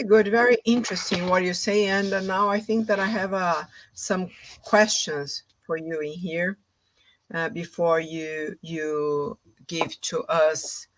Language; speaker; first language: English; non-native, fluent; Portuguese